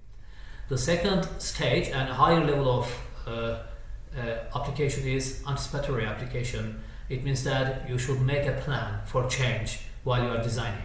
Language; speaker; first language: English; non-native, fluent; Turkish